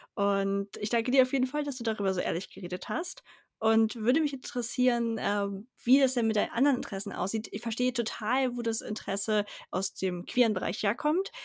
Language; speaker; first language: German; native; German